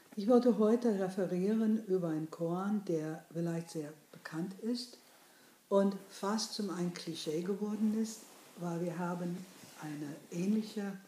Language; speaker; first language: German; non-native, fluent; English